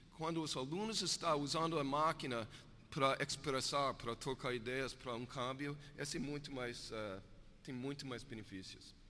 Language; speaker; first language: Portuguese; non-native, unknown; English